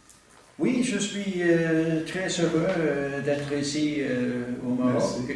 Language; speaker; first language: French; non-native, learner; Norwegian